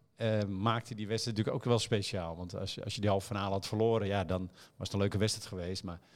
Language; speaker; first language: Dutch; native; Dutch